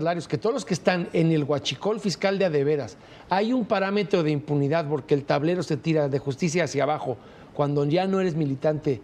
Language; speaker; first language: Spanish; native; Spanish